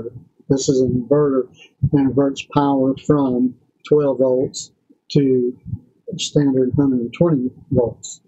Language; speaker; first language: English; native; English